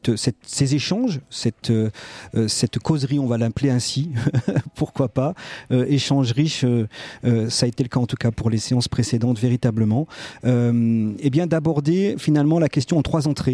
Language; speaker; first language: French; native; French